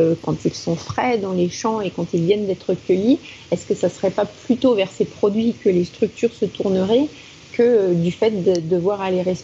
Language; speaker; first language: French; native; French